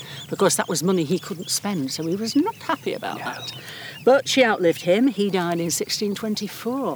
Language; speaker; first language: English; native; English